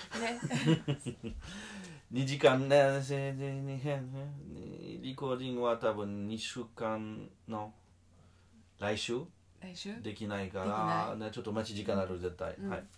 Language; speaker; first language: Japanese; non-native, learner; French